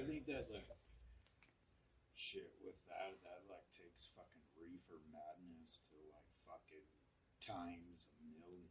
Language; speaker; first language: English; native; English